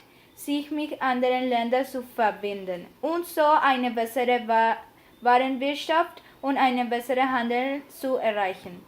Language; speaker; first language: German; non-native, learner; Spanish